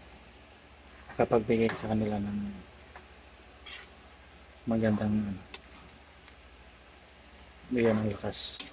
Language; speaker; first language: Filipino; native; Filipino